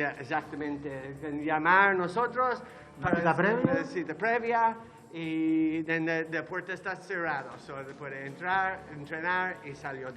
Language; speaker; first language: Spanish; non-native, learner; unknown